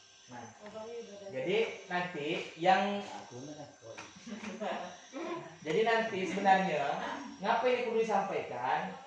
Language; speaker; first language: Malay; native; Malay